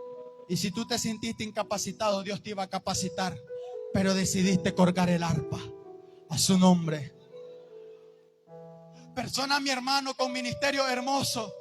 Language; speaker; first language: Spanish; native; Spanish